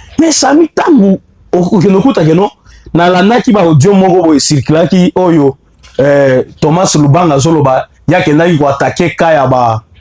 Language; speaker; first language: Lingala; non-native, local second language; Swahili